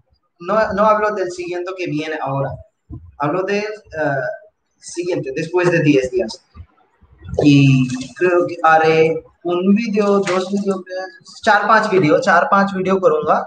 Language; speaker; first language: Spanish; non-native, fluent; Hindi